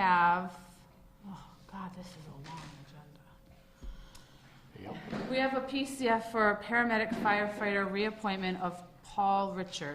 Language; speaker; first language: English; native; English